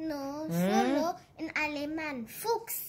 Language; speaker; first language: Spanish; early bilingual, heritage; German